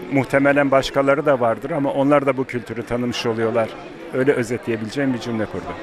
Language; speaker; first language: Turkish; non-native, fluent; Ossetic